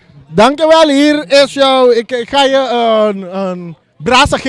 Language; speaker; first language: Dutch; non-native, local second language; Papiamento